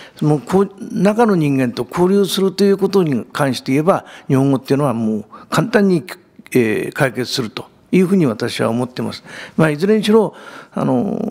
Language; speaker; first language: Japanese; native; Japanese